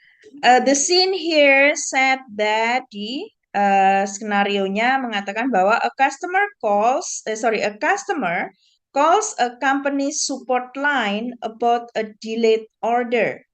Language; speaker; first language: English; non-native, fluent; Indonesian